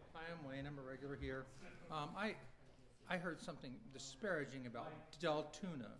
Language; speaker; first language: English; native; English